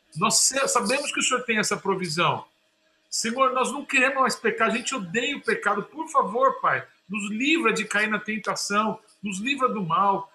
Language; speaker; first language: Portuguese; native; Portuguese